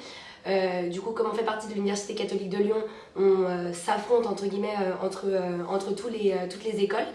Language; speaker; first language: French; native; French